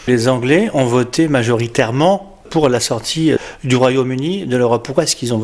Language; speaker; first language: French; native; French